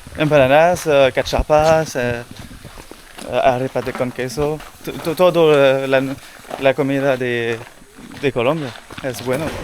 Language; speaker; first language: Spanish; non-native, learner; French